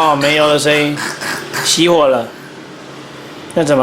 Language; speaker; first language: Chinese; native; Chinese